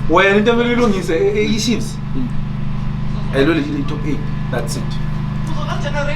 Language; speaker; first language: English; non-native, local second language; Zulu